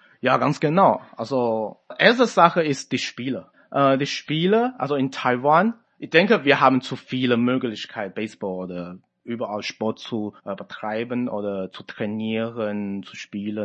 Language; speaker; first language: German; non-native, fluent; Chinese